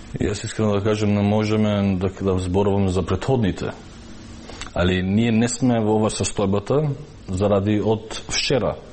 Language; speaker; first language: Macedonian; non-native, local second language; Albanian